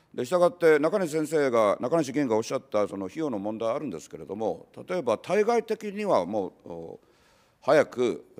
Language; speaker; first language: Japanese; native; Japanese